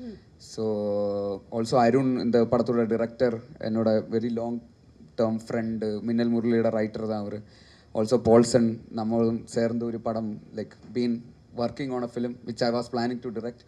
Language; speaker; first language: Tamil; non-native, learner; Malayalam